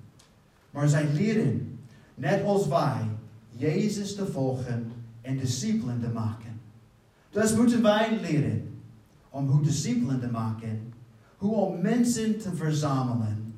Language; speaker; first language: Dutch; non-native, fluent; English